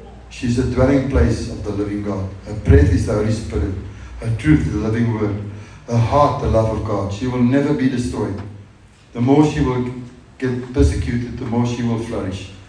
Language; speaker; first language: English; non-native, local second language; Afrikaans